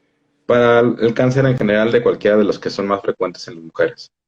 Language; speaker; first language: Spanish; native; Spanish